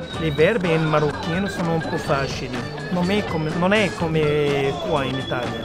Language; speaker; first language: Italian; non-native, learner; Arabic